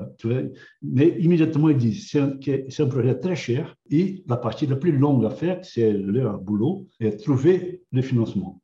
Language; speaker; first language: French; non-native, fluent; Portuguese